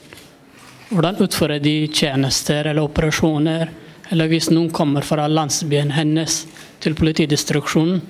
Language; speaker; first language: Norwegian; non-native, fluent; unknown